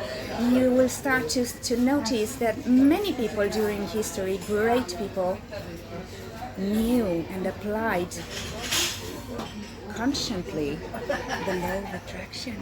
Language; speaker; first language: English; non-native, fluent; Italian